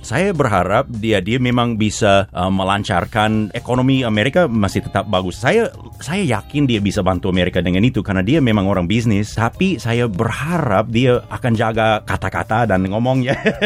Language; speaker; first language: Indonesian; non-native, fluent; English